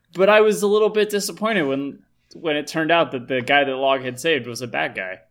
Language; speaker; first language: English; native; English